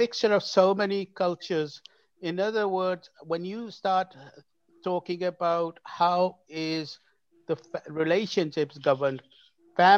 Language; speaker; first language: English; native; English